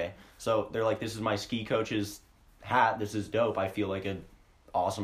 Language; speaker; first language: English; native; English